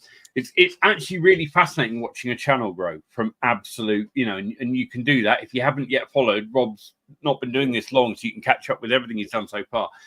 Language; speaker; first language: English; native; English